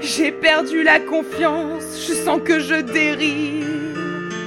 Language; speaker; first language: French; native; French